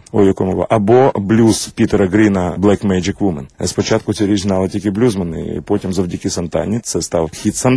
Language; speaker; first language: Ukrainian; native; Ukrainian